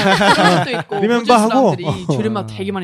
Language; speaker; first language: Korean; non-native, learner; English